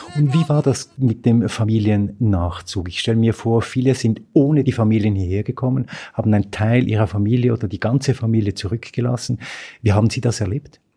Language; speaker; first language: German; native; German